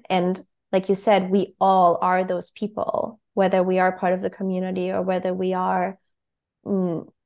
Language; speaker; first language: English; non-native, fluent; German